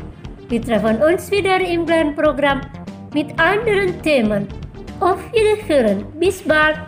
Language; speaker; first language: German; non-native, fluent; Indonesian